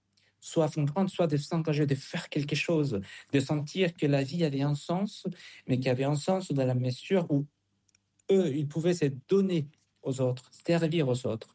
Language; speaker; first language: French; non-native, fluent; Spanish